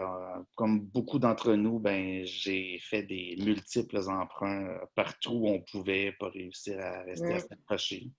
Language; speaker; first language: French; native; French